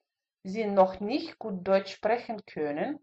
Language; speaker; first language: German; non-native, fluent; Russian